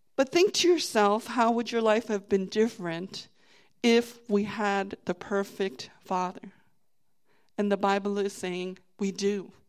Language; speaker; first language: English; native; English